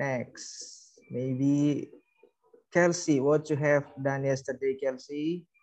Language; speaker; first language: English; non-native, learner; Indonesian